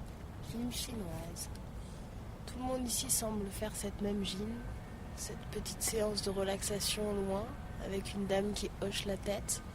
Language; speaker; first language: French; native; French